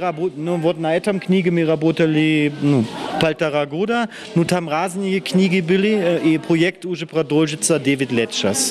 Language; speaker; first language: Russian; non-native, fluent; German